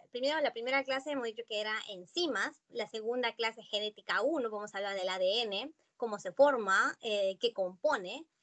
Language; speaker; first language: Spanish; non-native, fluent; Japanese